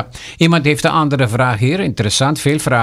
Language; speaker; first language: Dutch; non-native, local second language; Papiamento